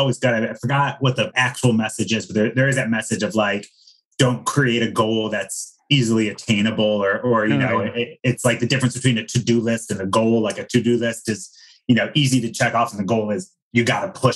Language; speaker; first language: English; native; English